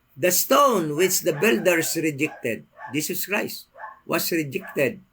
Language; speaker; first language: English; non-native, local second language; Filipino